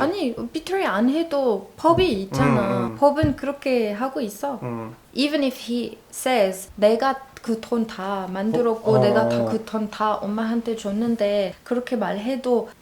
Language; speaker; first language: Korean; non-native, learner; Arabic